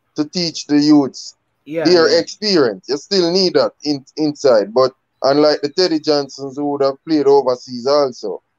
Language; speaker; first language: English; native; English